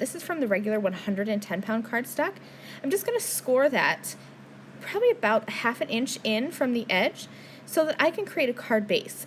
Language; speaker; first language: English; native; English